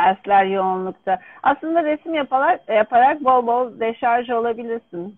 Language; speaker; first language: Turkish; native; Turkish